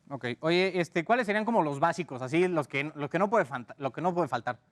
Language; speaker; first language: Spanish; native; Spanish